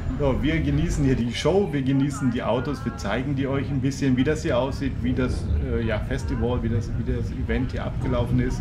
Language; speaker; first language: German; native; German